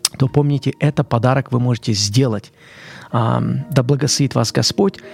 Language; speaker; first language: Russian; native; Russian